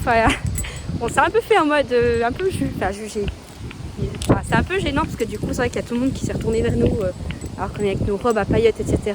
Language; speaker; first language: French; native; French